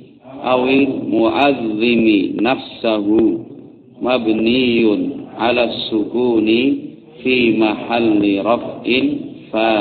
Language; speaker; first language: Arabic; non-native, fluent; Javanese